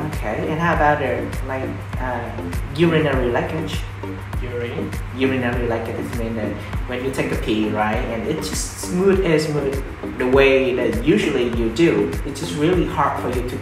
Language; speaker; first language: English; non-native, fluent; Vietnamese